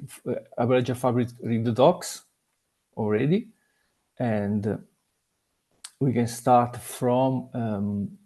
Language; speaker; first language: English; non-native, learner; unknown